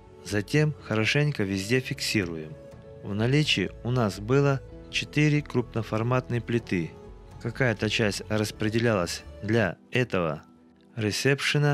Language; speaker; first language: Russian; native; Russian